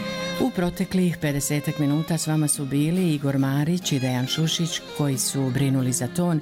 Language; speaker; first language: Serbian; native; Serbian